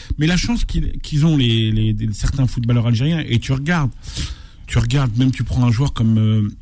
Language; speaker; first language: French; non-native, local second language; Arabic